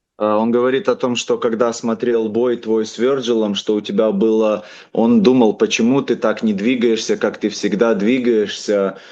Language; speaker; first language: Russian; native; Russian